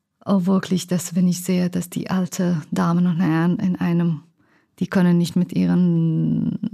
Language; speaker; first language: German; non-native, learner; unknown